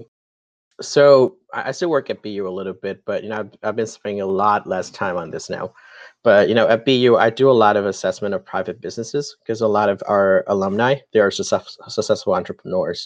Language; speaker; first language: English; non-native, local second language; Cantonese